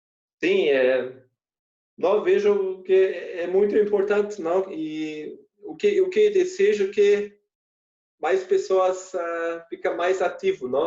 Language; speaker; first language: Portuguese; non-native, fluent; German